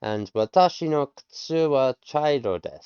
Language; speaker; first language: Japanese; non-native, learner; English